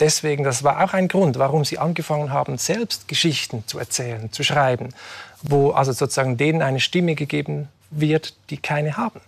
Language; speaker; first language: German; native; German